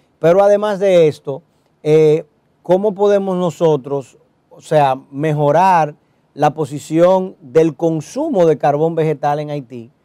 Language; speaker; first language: Spanish; native; Spanish